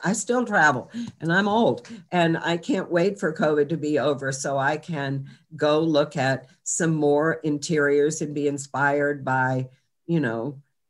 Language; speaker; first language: English; native; English